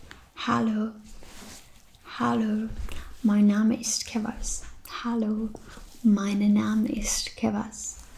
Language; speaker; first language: German; non-native, fluent; Czech